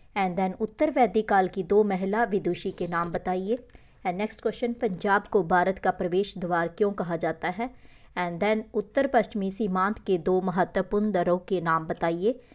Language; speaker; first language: Hindi; non-native, local second language; Punjabi